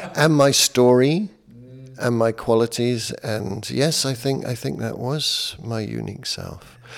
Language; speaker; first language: English; native; English